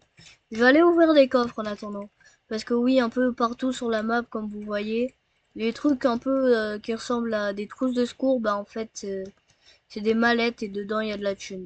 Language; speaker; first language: French; native; French